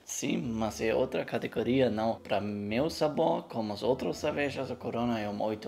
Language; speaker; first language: Portuguese; non-native, learner; German